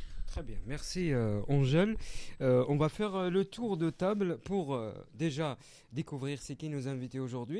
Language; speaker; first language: French; native; French